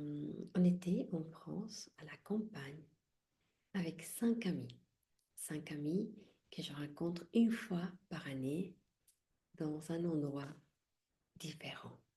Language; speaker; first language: French; non-native, fluent; Spanish